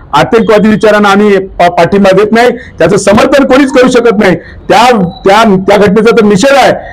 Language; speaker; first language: Marathi; native; Marathi